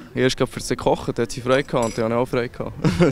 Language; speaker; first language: German; native; German